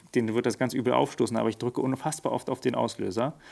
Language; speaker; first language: German; native; German